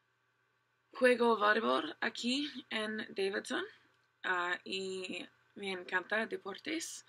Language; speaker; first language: Spanish; non-native, learner; English